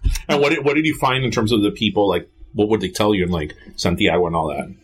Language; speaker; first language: English; early bilingual, other home language; Spanish